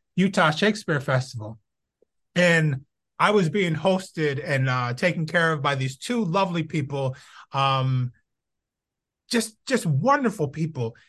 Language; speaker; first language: English; native; English